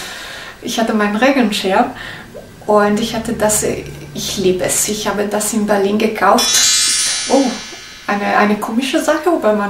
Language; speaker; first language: German; non-native, learner; Italian